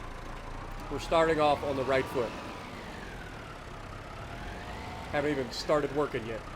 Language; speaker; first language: English; native; English